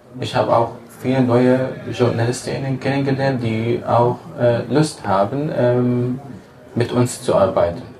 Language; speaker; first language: German; non-native, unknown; Arabic